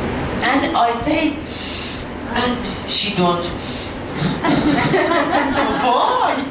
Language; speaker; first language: English; non-native, learner; Persian